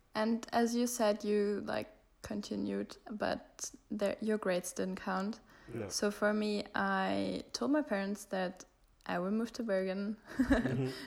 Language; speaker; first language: English; non-native, fluent; German